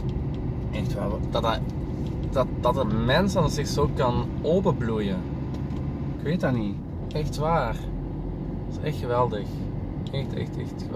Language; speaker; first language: Dutch; native; Dutch